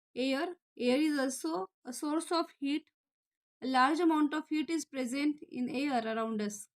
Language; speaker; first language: English; non-native, local second language; Marathi